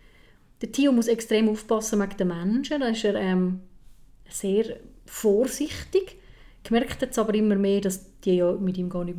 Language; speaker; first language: German; native; German